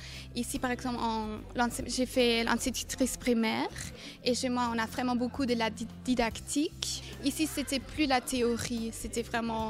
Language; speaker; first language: French; non-native, fluent; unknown